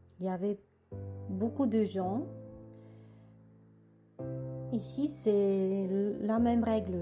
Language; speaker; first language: French; non-native, learner; Russian